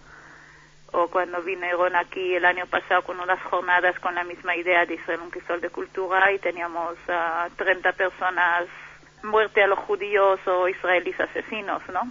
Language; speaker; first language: Spanish; non-native, fluent; Hebrew